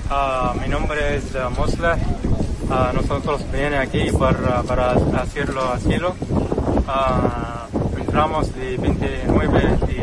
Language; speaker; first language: Spanish; non-native, learner; Arabic